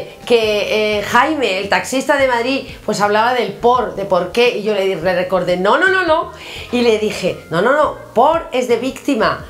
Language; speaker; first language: Spanish; native; Spanish